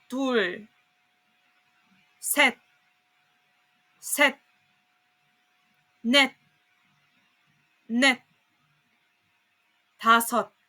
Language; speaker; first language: Korean; non-native, fluent; Serbian